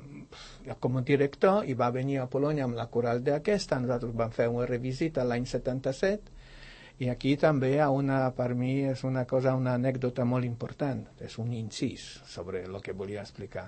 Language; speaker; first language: Catalan; non-native, fluent; Polish